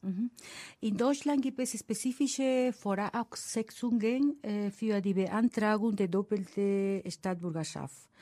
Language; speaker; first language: German; non-native, fluent; Spanish